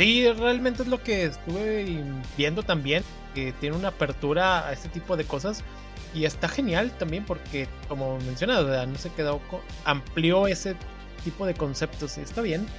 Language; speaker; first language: Spanish; native; Spanish